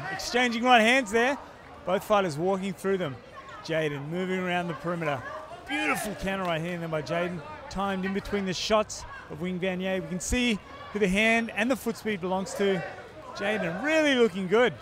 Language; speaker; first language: English; native; English